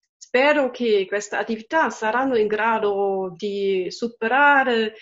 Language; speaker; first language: Italian; non-native, fluent; German